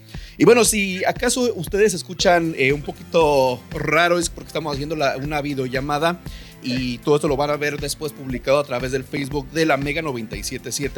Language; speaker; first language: Spanish; native; Spanish